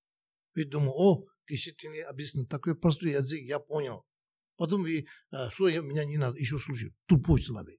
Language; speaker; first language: Russian; non-native, learner; Tibetan